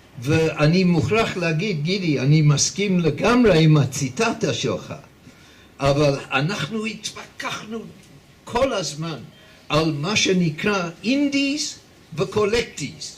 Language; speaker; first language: Hebrew; non-native, fluent; English